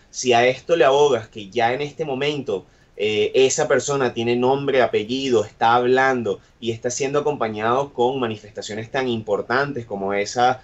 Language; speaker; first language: Spanish; native; Spanish